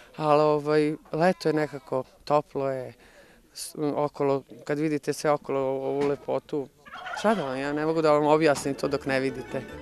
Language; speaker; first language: Serbian; native; Serbian